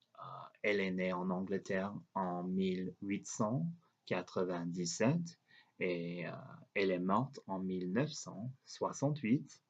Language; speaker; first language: French; non-native, learner; English